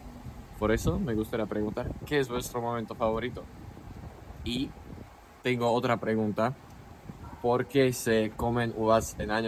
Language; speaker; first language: Spanish; non-native, learner; Slovak